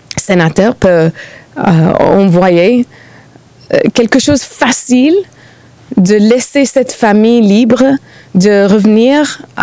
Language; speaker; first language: French; non-native, fluent; English